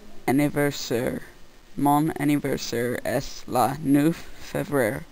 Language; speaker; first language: French; non-native, learner; English